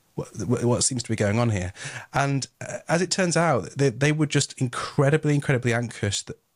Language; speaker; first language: English; native; English